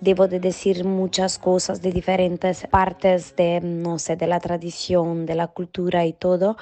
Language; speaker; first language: Spanish; non-native, fluent; Macedonian